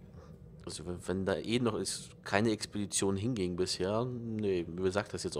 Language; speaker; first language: German; native; German